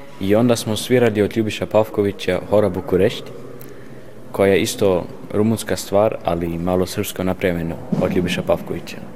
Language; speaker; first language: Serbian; early bilingual, heritage; Serbian